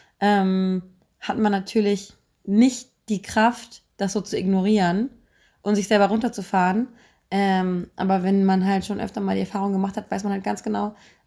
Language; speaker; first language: German; native; German